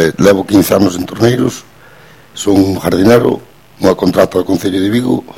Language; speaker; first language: Galician; native; Galician